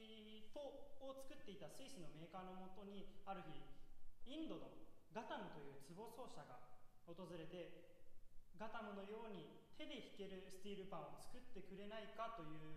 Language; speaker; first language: Japanese; native; Japanese